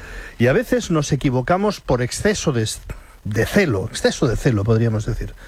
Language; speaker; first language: Spanish; native; Spanish